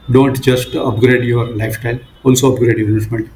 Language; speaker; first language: English; non-native, local second language; Gujarati